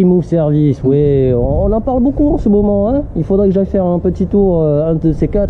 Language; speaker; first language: French; native; French